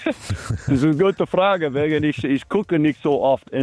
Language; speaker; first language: German; non-native, learner; English